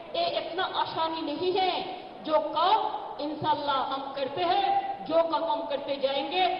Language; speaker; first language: Hindi; non-native, local second language; Bangla